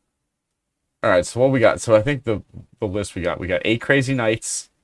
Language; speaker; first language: English; native; English